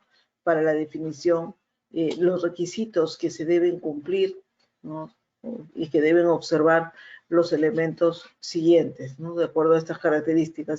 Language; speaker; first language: Spanish; native; Spanish